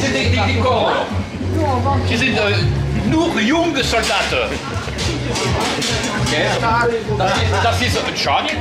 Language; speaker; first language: German; non-native, learner; French